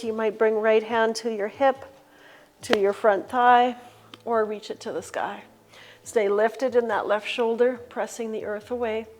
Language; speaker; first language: English; native; English